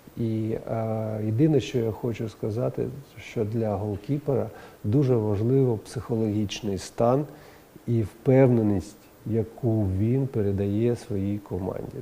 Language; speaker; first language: Ukrainian; non-native, local second language; Russian